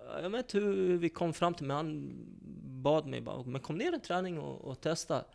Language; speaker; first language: Swedish; early bilingual, other home language; Bosnian